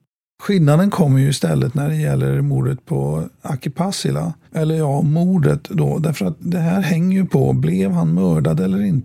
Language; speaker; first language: Swedish; native; Swedish